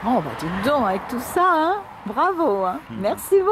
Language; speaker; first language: French; native; French